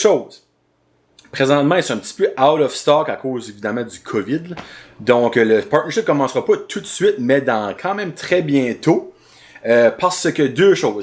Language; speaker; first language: French; native; French